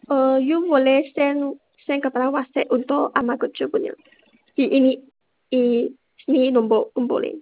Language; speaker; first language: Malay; non-native, local second language; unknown